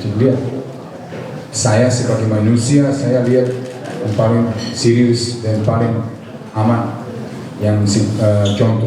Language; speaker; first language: Indonesian; non-native, fluent; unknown